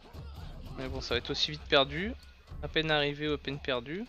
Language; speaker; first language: French; native; French